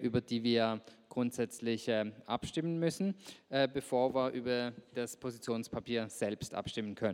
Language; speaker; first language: German; native; German